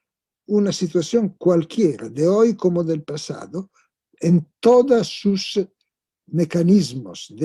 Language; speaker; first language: Spanish; non-native, fluent; Italian